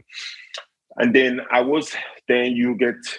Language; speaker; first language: English; non-native, local second language; Krio